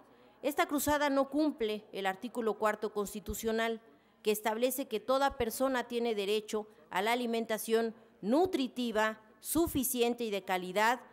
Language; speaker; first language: Spanish; native; Spanish